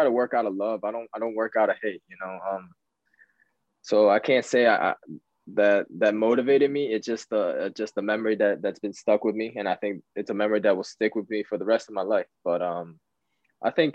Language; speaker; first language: English; early bilingual, other home language; Japanese